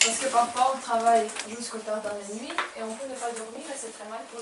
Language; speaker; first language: French; non-native, learner; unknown